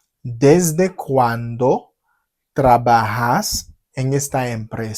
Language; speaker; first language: Spanish; non-native, fluent; Haitian Creole